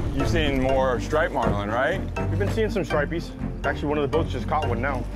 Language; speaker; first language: English; native; English